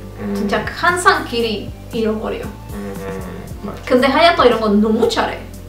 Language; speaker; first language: Korean; non-native, learner; Spanish